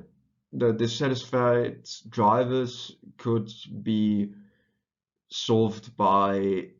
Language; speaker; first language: English; non-native, fluent; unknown